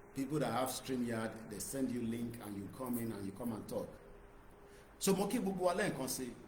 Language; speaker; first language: English; non-native, local second language; Yoruba